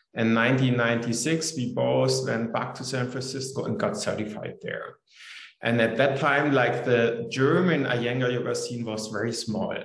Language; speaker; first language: English; non-native, fluent; German